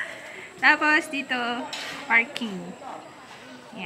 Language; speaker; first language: Filipino; native; Filipino